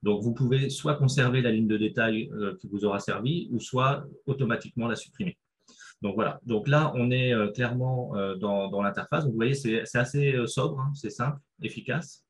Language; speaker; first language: French; native; French